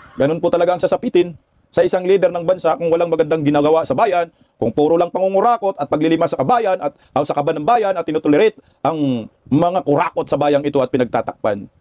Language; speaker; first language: Filipino; non-native, local second language; Cebuano